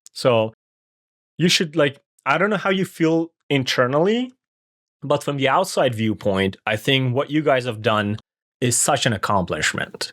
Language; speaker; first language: English; non-native, fluent; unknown